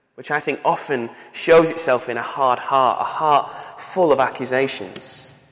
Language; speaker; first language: English; native; English